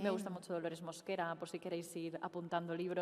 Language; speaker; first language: Spanish; native; Spanish